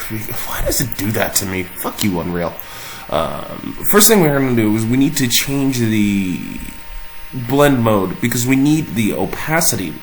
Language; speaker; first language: English; native; English